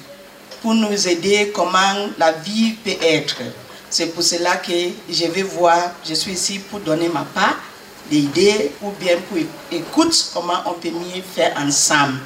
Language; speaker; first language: French; non-native, learner; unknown